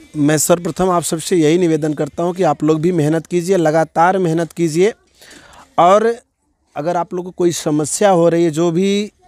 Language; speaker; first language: Hindi; native; Hindi